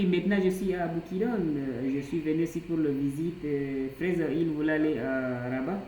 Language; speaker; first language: French; non-native, fluent; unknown